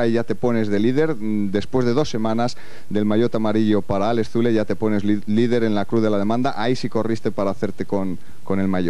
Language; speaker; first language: Spanish; native; Spanish